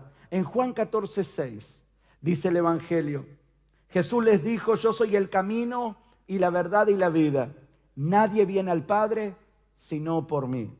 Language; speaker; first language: Spanish; native; Spanish